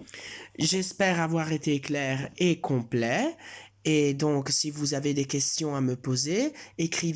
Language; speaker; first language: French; non-native, fluent; Italian